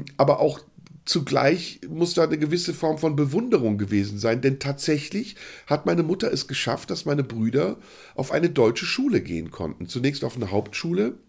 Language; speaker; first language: German; early bilingual, other home language; Turkish